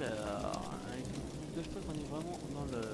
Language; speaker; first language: French; native; French